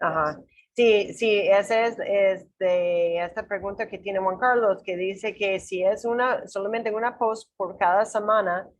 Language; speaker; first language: Spanish; non-native, learner; English